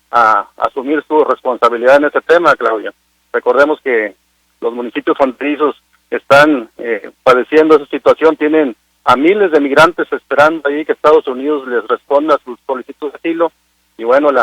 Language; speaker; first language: Spanish; native; Spanish